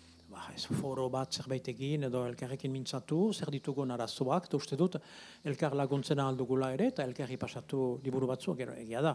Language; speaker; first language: Basque; native; Basque